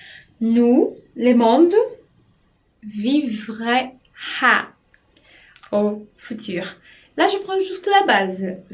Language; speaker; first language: French; non-native, fluent; Portuguese